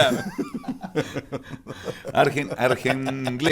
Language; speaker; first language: Spanish; native; Spanish